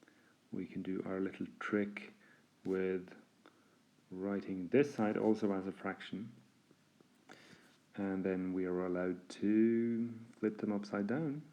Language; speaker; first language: English; non-native, fluent; Norwegian